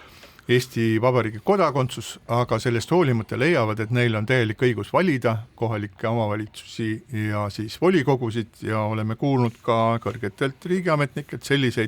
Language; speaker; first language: Estonian; native; Estonian